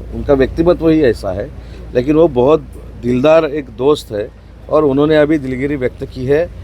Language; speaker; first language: Hindi; non-native, local second language; Marathi